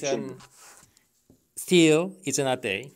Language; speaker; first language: English; non-native, learner; Korean